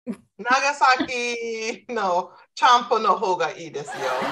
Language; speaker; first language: Japanese; non-native, fluent; English